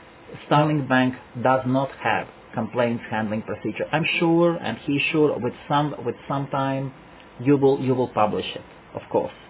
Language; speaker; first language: English; non-native, fluent; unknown